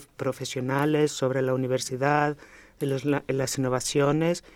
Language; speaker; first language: Spanish; non-native, fluent; Greek